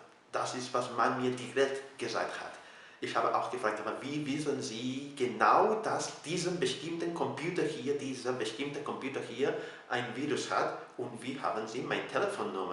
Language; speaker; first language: German; non-native, fluent; Catalan